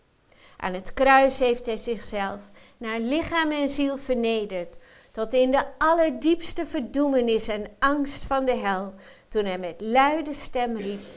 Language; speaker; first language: Dutch; native; Dutch